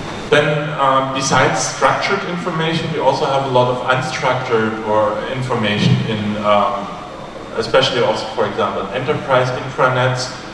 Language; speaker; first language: English; non-native, fluent; German